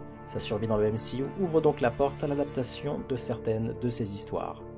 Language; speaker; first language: French; native; French